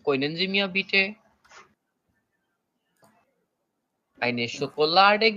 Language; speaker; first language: German; non-native, learner; Bangla